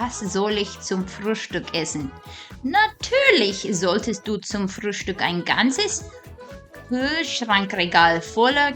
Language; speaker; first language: German; non-native, fluent; English